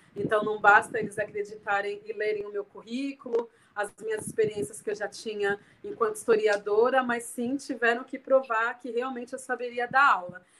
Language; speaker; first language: Portuguese; native; Portuguese